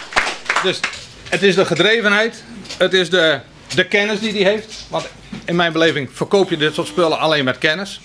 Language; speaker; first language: Dutch; native; Dutch